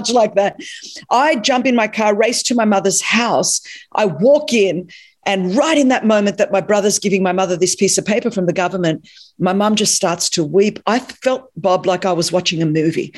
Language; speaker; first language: English; non-native, local second language; Greek